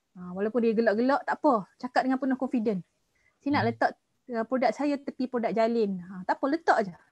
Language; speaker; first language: Malay; native; Malay